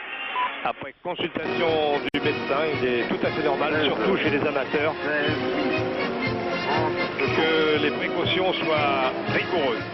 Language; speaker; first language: French; native; French